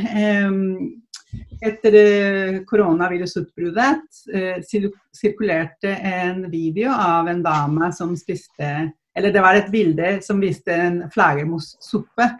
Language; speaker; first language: Norwegian; non-native, fluent; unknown